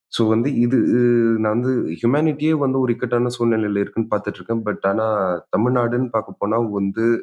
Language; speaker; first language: Tamil; native; Tamil